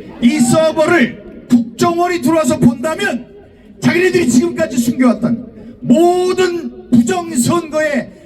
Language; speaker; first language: Korean; native; Korean